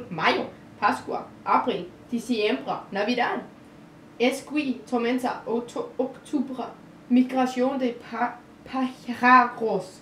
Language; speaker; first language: Spanish; non-native, learner; Danish